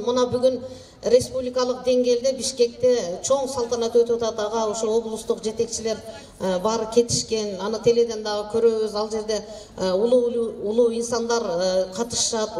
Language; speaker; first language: Kyrgyz; native; Kyrgyz